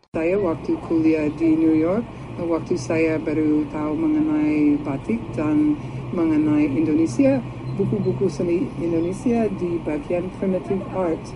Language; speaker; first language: Indonesian; non-native, fluent; English